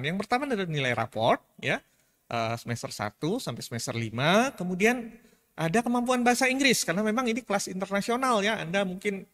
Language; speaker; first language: Indonesian; native; Indonesian